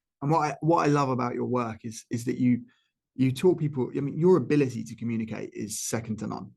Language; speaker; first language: English; native; English